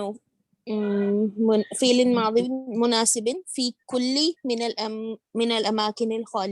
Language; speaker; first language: Arabic; non-native, learner; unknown